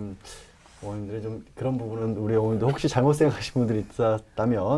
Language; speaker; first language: Korean; native; Korean